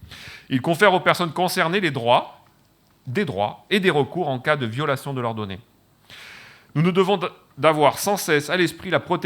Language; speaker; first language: French; native; French